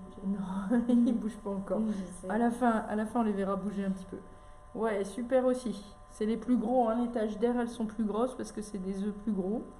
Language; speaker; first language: French; native; French